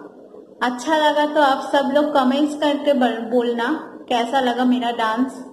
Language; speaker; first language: Hindi; non-native, fluent; Bangla